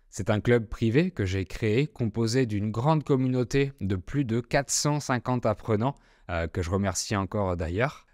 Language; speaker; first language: French; native; French